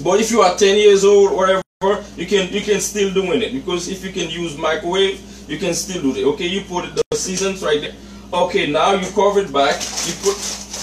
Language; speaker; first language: English; non-native, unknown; Haitian Creole